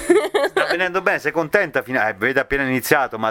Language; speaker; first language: Italian; native; Italian